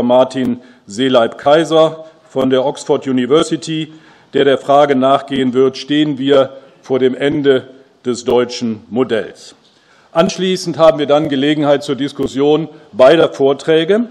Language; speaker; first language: German; native; German